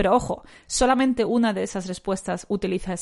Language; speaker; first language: Spanish; native; Spanish